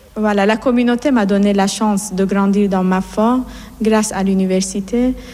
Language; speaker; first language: French; non-native, fluent; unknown